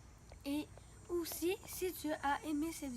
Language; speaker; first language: French; native; French